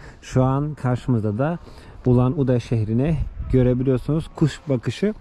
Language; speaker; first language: Turkish; native; Turkish